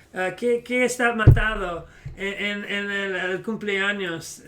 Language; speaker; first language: Spanish; non-native, learner; English